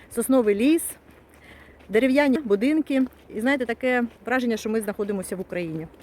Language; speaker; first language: Ukrainian; non-native, local second language; Russian